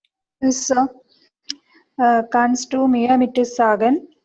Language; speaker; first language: German; non-native, learner; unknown